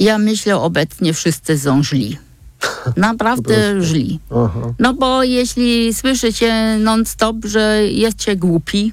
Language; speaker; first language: Polish; non-native, fluent; German